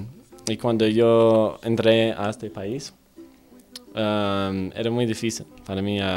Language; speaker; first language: Spanish; non-native, fluent; English